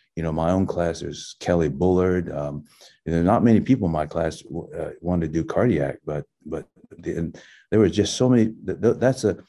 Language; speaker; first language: English; early bilingual, other home language; Min Nan Chinese